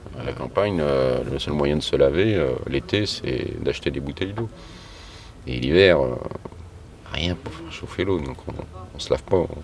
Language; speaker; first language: French; native; French